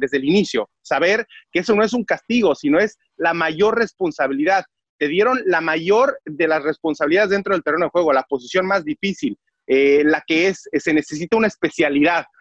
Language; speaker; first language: Spanish; native; Spanish